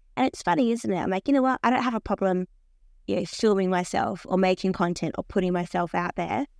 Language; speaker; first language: English; native; English